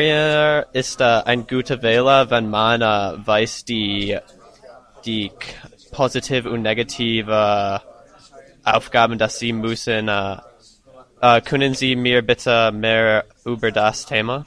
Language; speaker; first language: German; non-native, learner; English